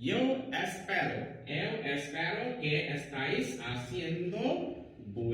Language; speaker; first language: Spanish; non-native, learner; Hindi